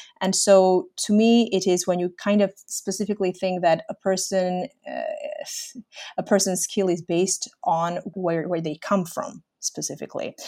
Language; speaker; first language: English; native; English